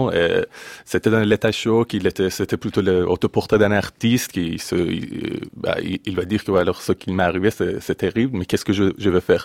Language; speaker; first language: French; non-native, fluent; Persian